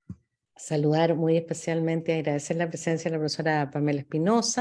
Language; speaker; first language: Spanish; native; Spanish